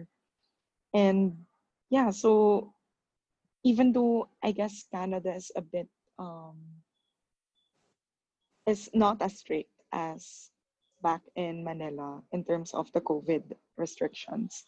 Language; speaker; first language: English; non-native, local second language; Filipino